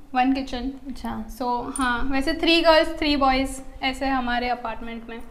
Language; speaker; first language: Hindi; non-native, local second language; Gujarati